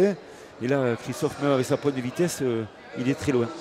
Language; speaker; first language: French; native; French